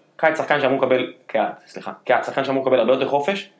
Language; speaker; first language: Hebrew; native; Hebrew